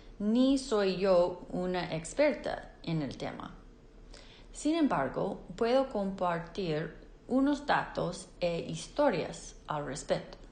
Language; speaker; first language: Spanish; non-native, fluent; English